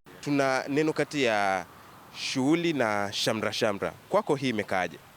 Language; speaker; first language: Swahili; native; Swahili